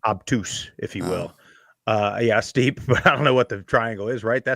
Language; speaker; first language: English; native; English